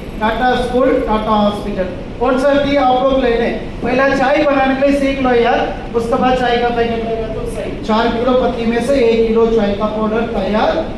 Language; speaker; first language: Hindi; non-native, local second language; Tamil